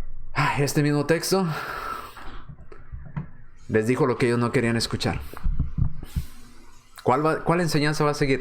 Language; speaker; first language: Spanish; native; Spanish